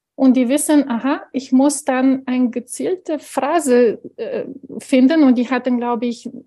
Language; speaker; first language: German; non-native, fluent; Bulgarian